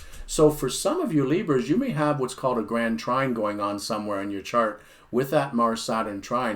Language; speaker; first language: English; native; English